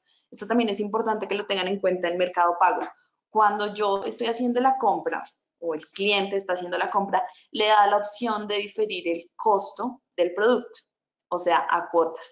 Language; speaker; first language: Spanish; native; Spanish